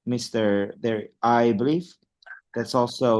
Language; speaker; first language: English; non-native, fluent; Indonesian